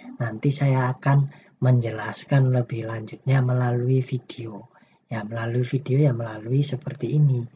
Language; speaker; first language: Indonesian; native; Indonesian